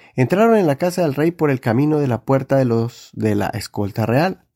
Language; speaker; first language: Spanish; native; Spanish